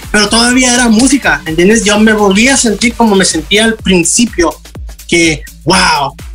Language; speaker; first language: Spanish; early bilingual, heritage; Spanish